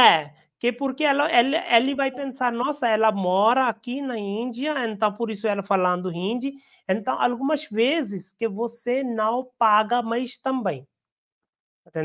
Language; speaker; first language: Portuguese; non-native, learner; Hindi